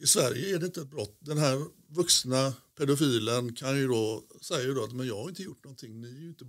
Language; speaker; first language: Swedish; native; Swedish